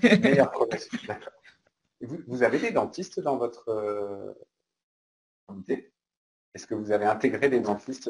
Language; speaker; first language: French; native; French